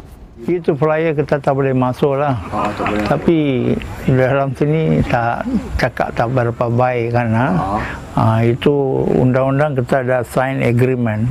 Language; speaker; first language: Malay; non-native, local second language; Tamil